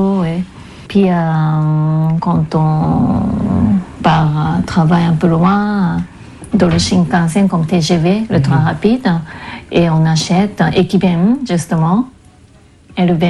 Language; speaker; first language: French; non-native, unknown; Japanese